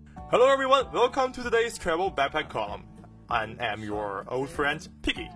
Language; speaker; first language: English; non-native, learner; Chinese